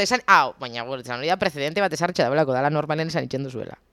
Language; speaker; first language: Basque; native; Basque